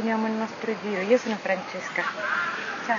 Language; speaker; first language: Italian; native; Italian